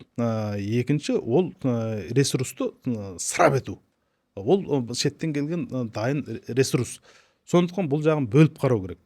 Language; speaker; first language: Kazakh; early bilingual, heritage; Kazakh